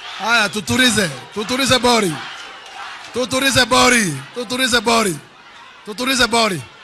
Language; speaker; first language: Swahili; non-native, local second language; Kikuyu